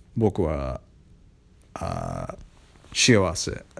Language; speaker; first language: Japanese; non-native, learner; English